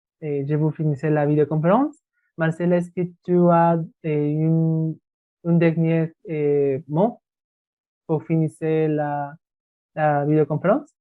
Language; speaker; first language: French; non-native, learner; Spanish